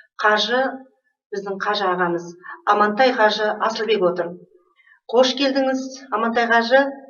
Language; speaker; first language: Kazakh; native; Kazakh